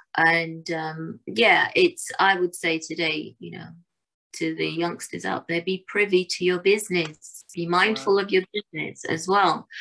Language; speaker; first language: English; native; English